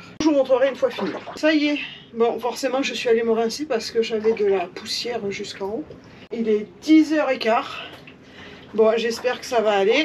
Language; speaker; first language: French; native; French